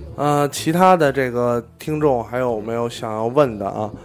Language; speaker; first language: Chinese; non-native, fluent; Russian